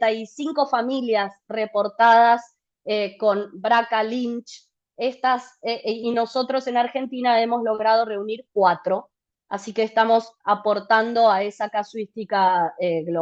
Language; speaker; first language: Spanish; native; Spanish